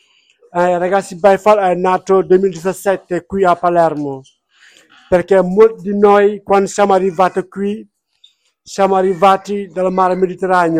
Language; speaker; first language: Italian; non-native, fluent; Wolof